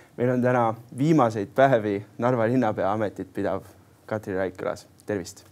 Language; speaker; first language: Estonian; native; Estonian